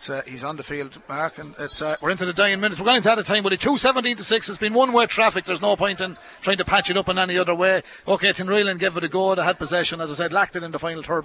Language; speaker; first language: English; native; English